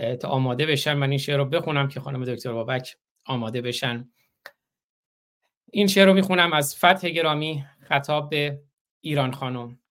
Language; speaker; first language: Persian; native; Persian